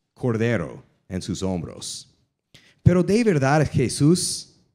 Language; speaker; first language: Spanish; non-native, learner; English